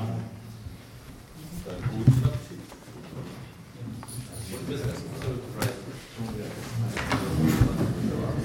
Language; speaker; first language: German; native; German